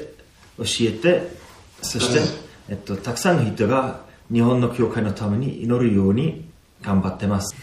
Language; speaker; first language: Japanese; non-native, fluent; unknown